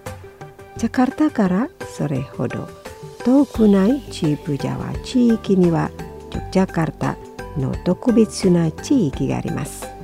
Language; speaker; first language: Japanese; non-native, fluent; Indonesian